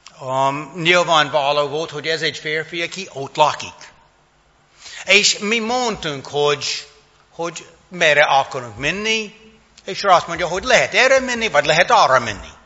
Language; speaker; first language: Hungarian; non-native, fluent; English